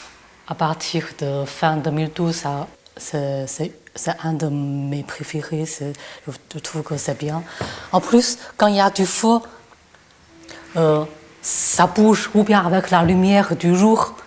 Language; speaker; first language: French; non-native, fluent; Chinese